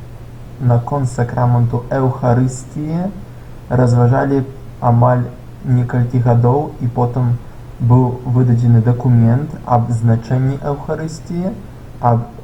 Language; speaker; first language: Belarusian; non-native, local second language; Russian